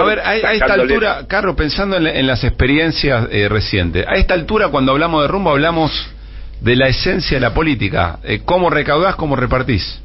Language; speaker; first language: Spanish; native; Spanish